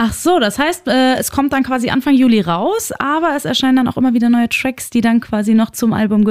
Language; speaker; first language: German; native; German